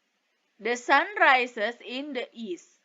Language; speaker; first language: English; non-native, fluent; Indonesian